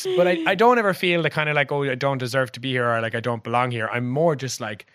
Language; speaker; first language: English; native; English